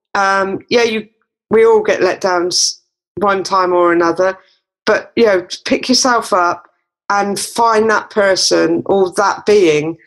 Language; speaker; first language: English; native; English